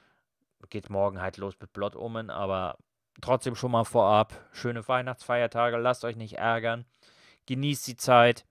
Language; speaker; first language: German; native; German